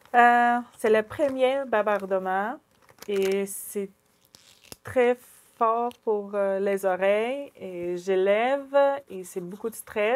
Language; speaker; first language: French; non-native, learner; Ukrainian